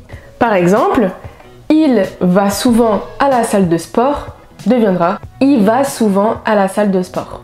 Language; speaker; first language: French; native; French